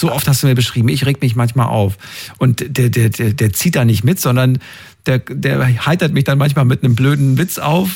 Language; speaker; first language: German; native; German